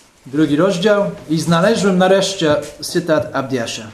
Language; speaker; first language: Polish; non-native, fluent; English